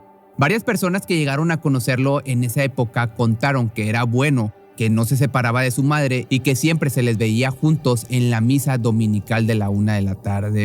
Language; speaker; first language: Spanish; native; Spanish